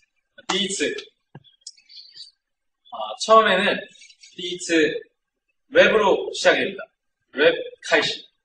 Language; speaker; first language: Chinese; non-native, learner; Korean